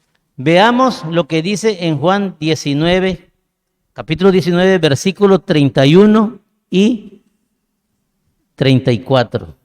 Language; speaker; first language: Spanish; native; Spanish